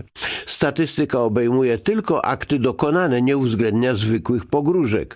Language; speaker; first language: Polish; native; Polish